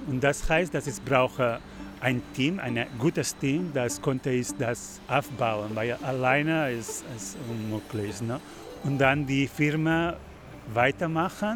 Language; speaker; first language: German; non-native, learner; Spanish